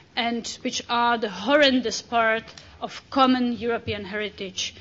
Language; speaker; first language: English; non-native, fluent; Czech